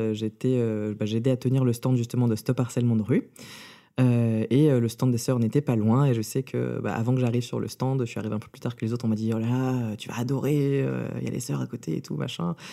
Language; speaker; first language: French; early bilingual, other home language; Russian